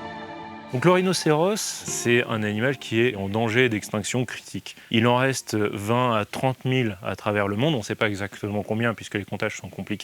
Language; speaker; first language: French; native; French